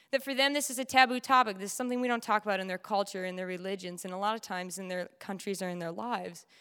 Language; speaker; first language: English; native; English